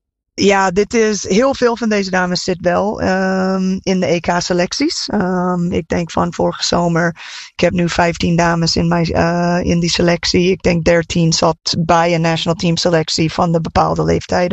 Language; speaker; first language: Dutch; non-native, fluent; English